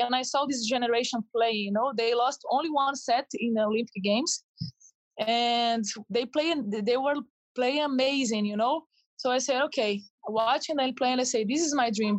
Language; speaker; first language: English; non-native, fluent; Portuguese